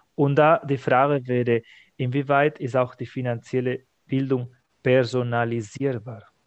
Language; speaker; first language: German; non-native, fluent; Spanish